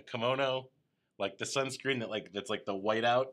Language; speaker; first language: English; native; English